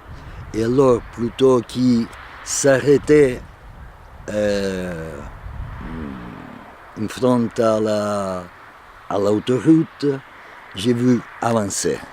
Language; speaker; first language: French; non-native, fluent; Italian